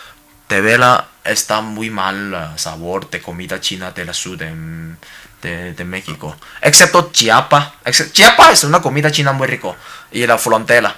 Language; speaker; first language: Spanish; non-native, learner; Cantonese